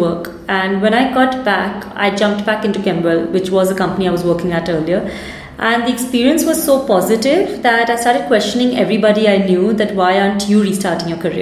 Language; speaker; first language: English; non-native, local second language; Hindi